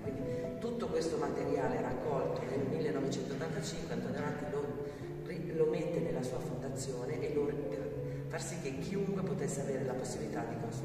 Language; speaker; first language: Italian; native; Italian